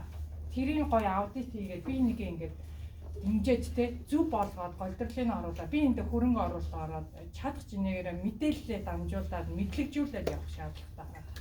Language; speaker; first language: Mongolian; native; Mongolian